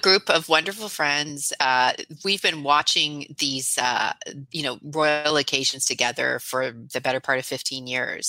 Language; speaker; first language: English; native; English